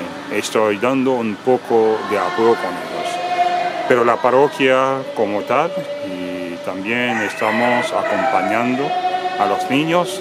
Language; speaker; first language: Spanish; non-native, fluent; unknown